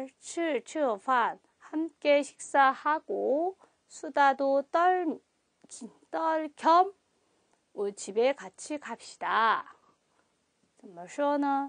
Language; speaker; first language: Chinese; non-native, fluent; Korean